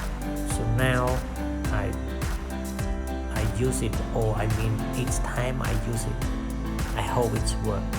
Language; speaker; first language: English; non-native, learner; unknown